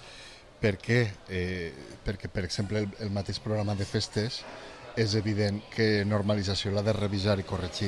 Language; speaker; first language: Catalan; native; Catalan